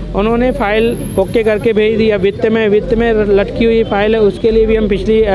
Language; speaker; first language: Hindi; native; Hindi